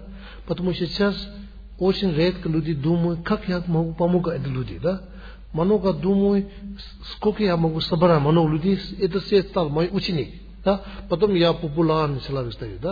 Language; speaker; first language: Russian; non-native, learner; Tibetan